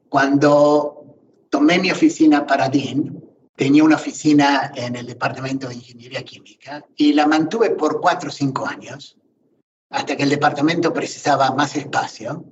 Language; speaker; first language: Spanish; native; Spanish